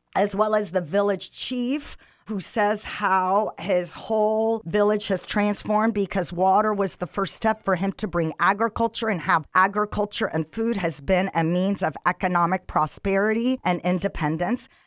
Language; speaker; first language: English; non-native, fluent; Arabic